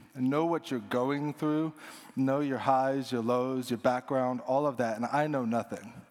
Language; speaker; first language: English; native; English